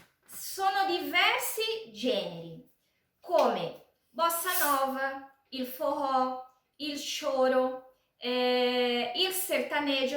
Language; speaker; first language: Italian; non-native, learner; Portuguese